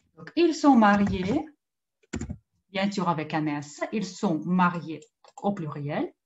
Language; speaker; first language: French; non-native, fluent; Russian